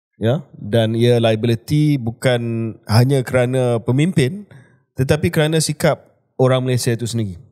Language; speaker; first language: Malay; early bilingual, heritage; Malay